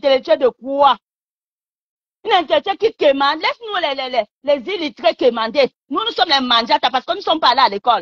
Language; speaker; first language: French; non-native, local second language; Lingala